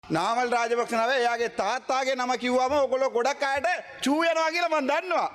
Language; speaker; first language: Sinhala; non-native, local second language; Tamil